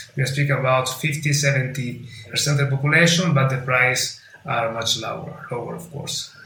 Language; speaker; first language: English; non-native, fluent; Italian